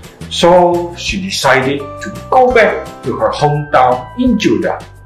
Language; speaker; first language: English; non-native, fluent; Indonesian